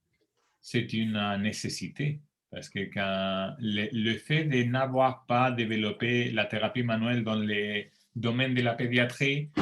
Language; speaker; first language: French; non-native, fluent; Spanish